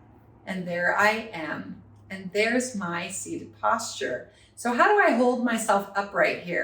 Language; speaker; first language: English; native; English